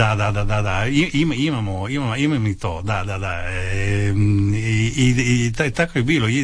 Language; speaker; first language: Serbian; early bilingual, heritage; Italian